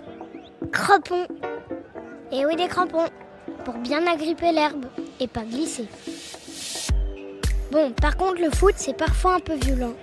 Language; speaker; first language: French; native; French